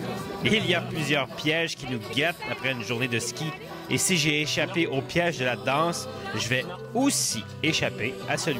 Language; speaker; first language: French; native; French